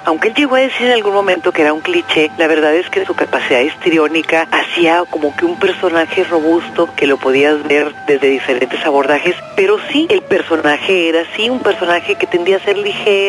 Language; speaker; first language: Spanish; native; Spanish